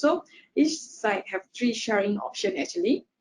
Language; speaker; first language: English; non-native, local second language; Malay